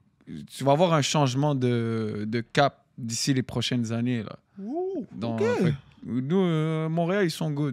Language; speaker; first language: French; native; French